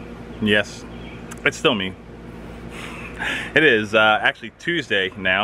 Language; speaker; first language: English; native; English